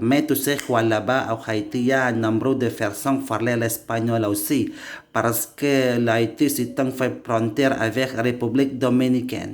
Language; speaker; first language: French; non-native, learner; Indonesian